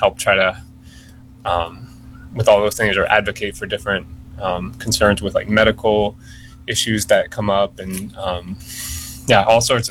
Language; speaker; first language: English; native; English